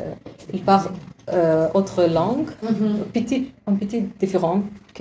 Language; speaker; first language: French; non-native, learner; Uzbek